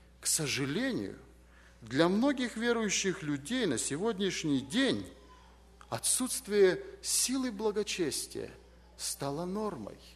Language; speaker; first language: Russian; native; Russian